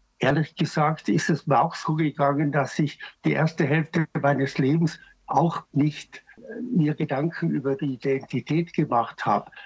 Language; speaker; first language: German; native; German